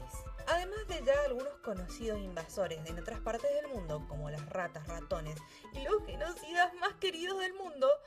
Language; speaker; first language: Spanish; native; Spanish